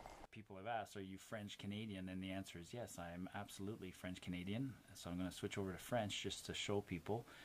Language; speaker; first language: English; non-native, local second language; French